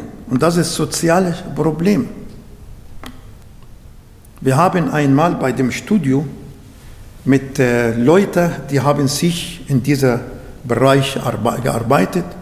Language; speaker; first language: German; non-native, fluent; Arabic